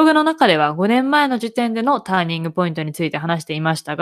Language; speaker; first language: Japanese; native; Japanese